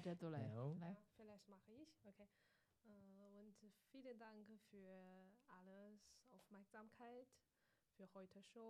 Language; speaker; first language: German; non-native, learner; Chinese